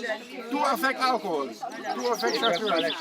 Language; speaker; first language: French; non-native, learner; Dutch